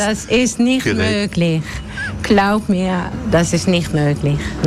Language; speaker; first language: German; non-native, learner; Dutch